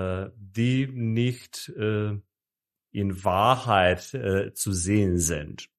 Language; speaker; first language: German; non-native, fluent; Serbian